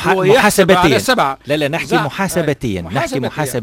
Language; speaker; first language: Arabic; native; Arabic